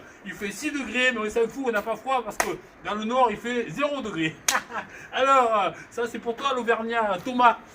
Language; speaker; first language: French; native; French